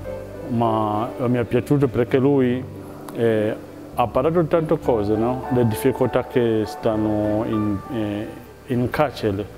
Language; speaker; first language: Italian; non-native, learner; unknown